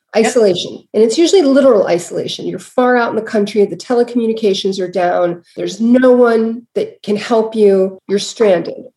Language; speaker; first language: English; native; English